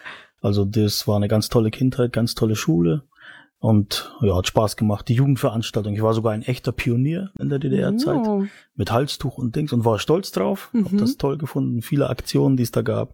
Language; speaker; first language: German; native; German